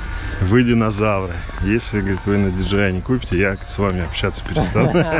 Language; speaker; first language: Russian; native; Russian